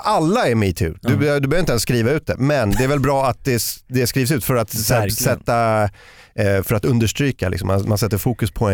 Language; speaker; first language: Swedish; native; Swedish